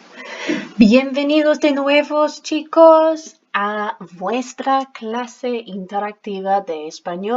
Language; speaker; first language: Spanish; non-native, fluent; English